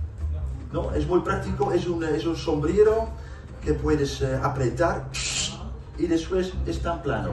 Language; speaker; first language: Spanish; non-native, fluent; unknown